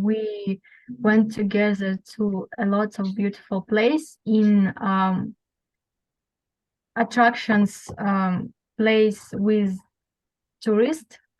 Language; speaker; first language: English; non-native, learner; Russian